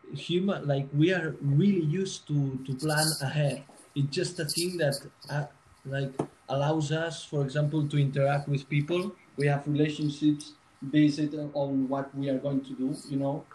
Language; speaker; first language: English; non-native, fluent; Spanish